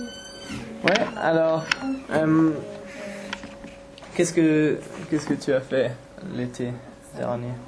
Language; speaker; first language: French; non-native, fluent; English